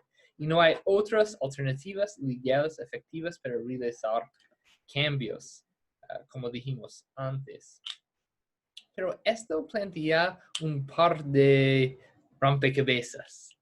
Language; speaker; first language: Spanish; non-native, fluent; English